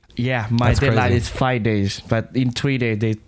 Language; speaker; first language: English; non-native, learner; Thai